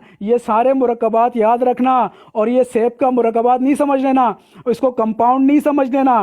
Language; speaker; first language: Urdu; native; Urdu